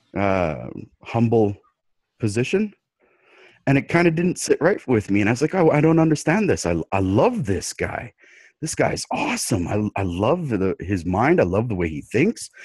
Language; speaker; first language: English; native; English